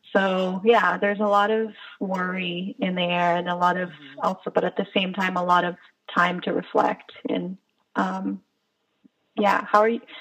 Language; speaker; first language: English; non-native, fluent; Portuguese